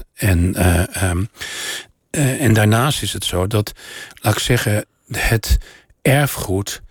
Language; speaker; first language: Dutch; native; Dutch